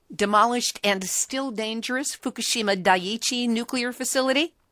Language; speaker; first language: English; native; English